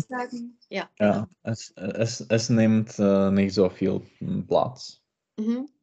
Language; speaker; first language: German; non-native, learner; Czech